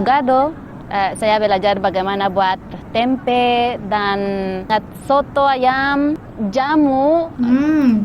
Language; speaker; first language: Indonesian; non-native, fluent; Spanish